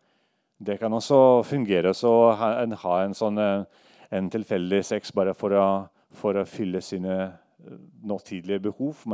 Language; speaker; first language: Norwegian; non-native, fluent; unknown